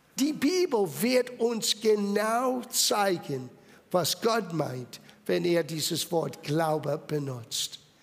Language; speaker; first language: German; non-native, fluent; English